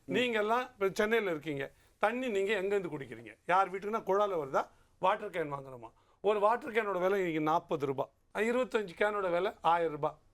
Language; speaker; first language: Tamil; native; Tamil